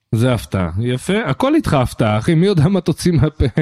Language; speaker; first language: Hebrew; early bilingual, other home language; Arabic